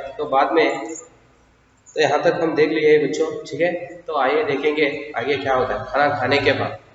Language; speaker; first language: Hindi; non-native, local second language; Kannada